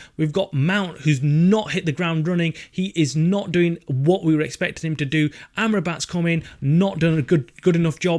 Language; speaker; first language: English; native; English